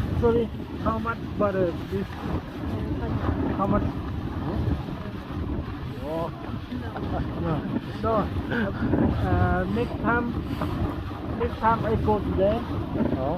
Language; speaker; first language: English; non-native, learner; Thai